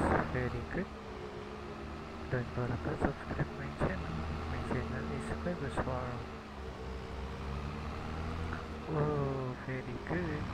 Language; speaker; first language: English; non-native, learner; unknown